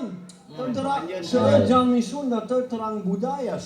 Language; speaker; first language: Sundanese; non-native, learner; Dutch